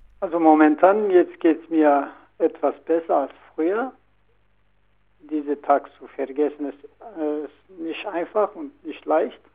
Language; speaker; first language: German; non-native, learner; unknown